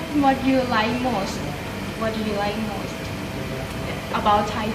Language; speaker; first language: English; non-native, learner; Thai